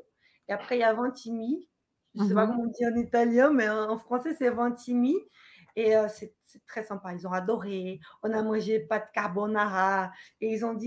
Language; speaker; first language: French; non-native, fluent; Portuguese